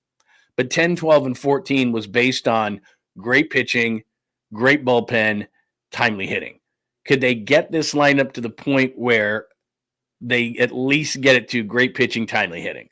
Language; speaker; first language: English; native; English